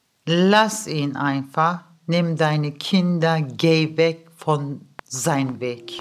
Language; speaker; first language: German; early bilingual, other home language; Turkish